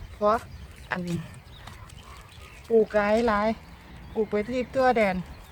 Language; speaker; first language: Thai; native; Thai